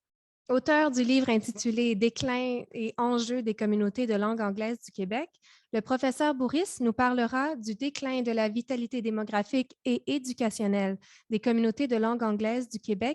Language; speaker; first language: French; native; French